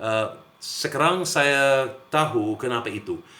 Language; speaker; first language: Indonesian; non-native, learner; English